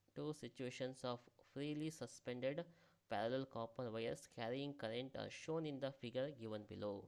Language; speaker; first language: English; non-native, local second language; Kannada